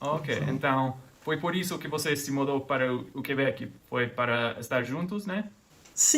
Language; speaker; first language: Portuguese; non-native, fluent; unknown